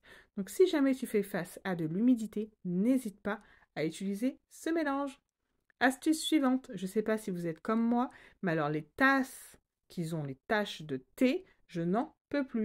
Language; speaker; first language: French; native; French